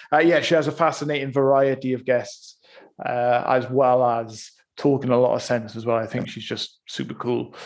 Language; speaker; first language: English; native; English